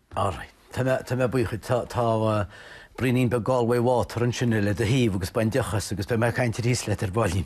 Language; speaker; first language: Irish; native; Irish